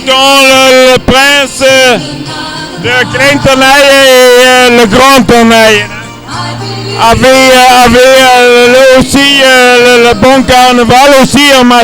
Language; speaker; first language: French; non-native, learner; Dutch